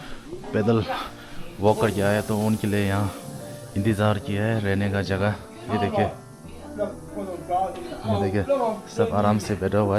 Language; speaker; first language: Hindi; non-native, fluent; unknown